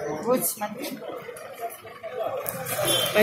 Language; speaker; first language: Russian; non-native, local second language; Georgian